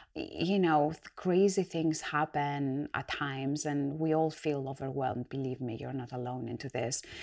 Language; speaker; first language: English; non-native, fluent; Greek